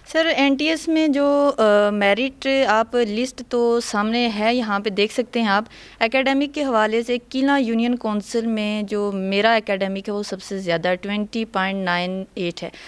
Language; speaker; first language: Urdu; non-native, local second language; Punjabi